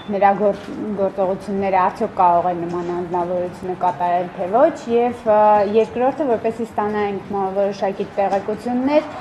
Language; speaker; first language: Armenian; native; Armenian